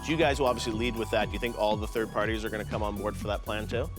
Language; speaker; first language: English; native; English